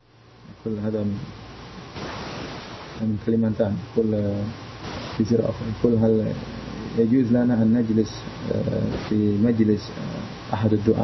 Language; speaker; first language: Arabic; non-native, fluent; Indonesian